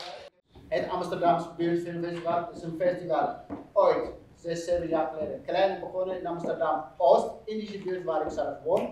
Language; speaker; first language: Dutch; non-native, fluent; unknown